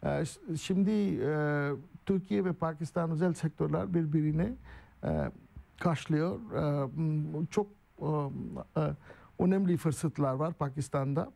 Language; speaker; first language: Turkish; non-native, learner; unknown